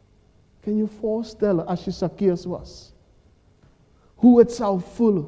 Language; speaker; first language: Dutch; non-native, fluent; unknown